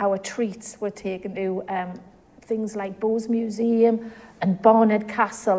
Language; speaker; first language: English; native; English